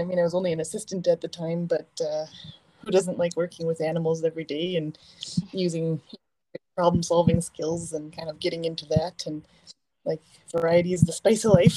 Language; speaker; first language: English; native; English